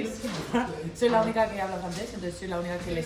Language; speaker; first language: Spanish; native; Spanish